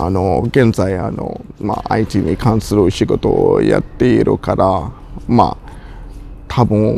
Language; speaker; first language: Japanese; non-native, fluent; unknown